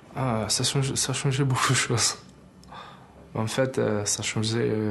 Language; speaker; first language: French; early bilingual, other home language; Albanian